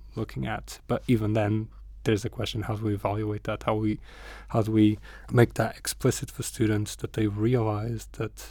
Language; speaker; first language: English; non-native, fluent; Portuguese